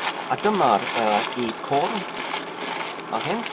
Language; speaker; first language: Welsh; non-native, learner; Polish